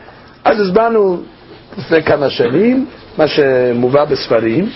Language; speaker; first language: Hebrew; non-native, fluent; English